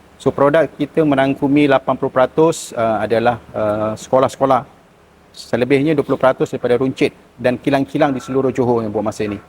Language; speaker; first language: Malay; native; Malay